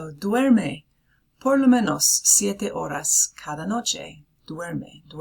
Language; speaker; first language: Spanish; non-native, fluent; English